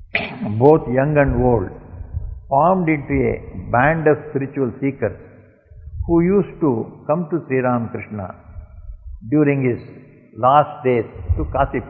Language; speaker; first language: English; non-native, local second language; Tamil